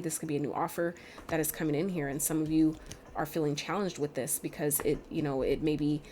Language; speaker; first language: English; native; English